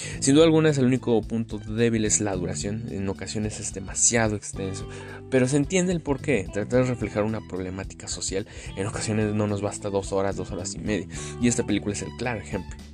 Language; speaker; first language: Spanish; native; Spanish